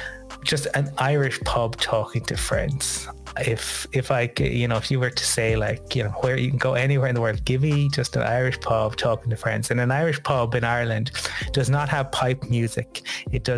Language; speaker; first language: English; native; English